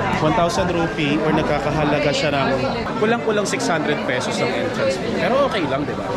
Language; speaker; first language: Filipino; native; Filipino